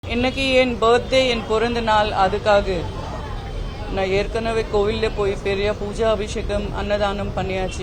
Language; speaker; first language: Tamil; non-native, fluent; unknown